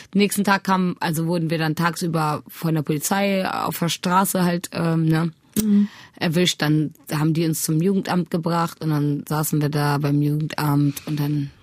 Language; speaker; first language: German; non-native, fluent; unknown